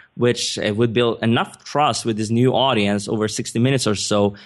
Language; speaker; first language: English; non-native, fluent; Swedish